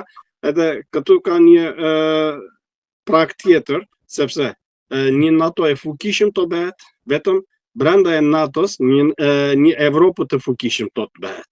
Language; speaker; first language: Albanian; non-native, fluent; Turkish